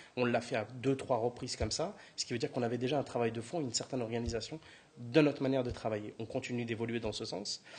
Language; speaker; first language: French; native; French